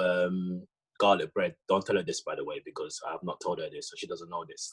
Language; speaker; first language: English; early bilingual, other home language; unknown